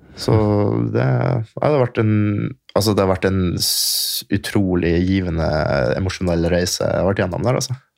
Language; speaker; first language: Norwegian; early bilingual, other home language; German